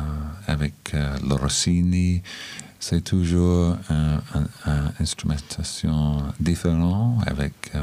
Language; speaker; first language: French; non-native, learner; English